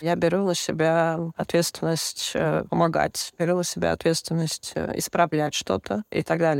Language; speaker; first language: Russian; native; Russian